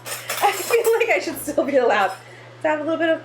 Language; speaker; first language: English; native; English